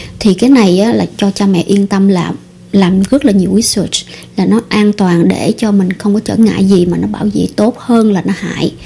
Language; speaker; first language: Vietnamese; early bilingual, heritage; Vietnamese